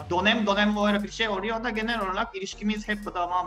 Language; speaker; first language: Turkish; non-native, fluent; Japanese